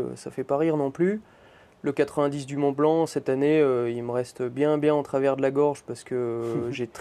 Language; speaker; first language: French; native; French